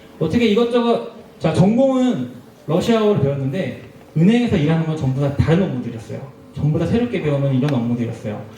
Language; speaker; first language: Korean; native; Korean